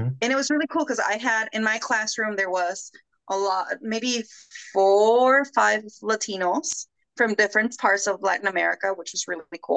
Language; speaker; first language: English; early bilingual, other home language; Spanish